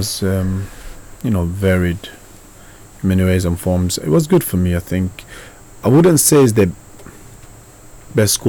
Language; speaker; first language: English; non-native, fluent; Spanish